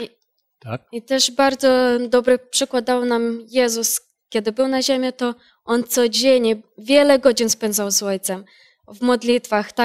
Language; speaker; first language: Polish; non-native, learner; Ukrainian